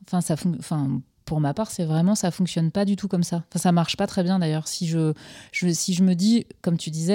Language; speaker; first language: French; native; French